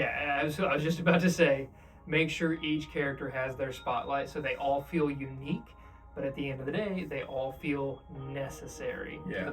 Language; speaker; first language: English; native; English